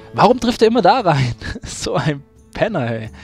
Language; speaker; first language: German; native; German